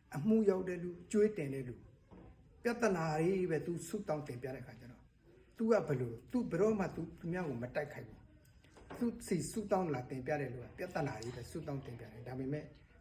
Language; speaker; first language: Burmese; non-native, local second language; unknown